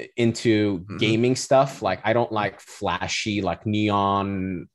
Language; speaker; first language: English; non-native, fluent; Turkish